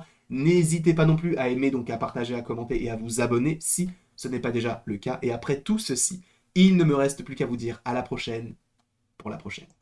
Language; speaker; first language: French; native; French